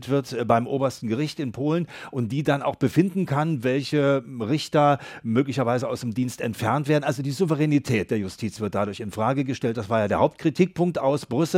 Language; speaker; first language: German; native; German